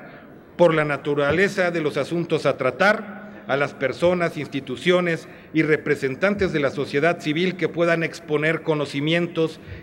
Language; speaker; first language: Spanish; native; Spanish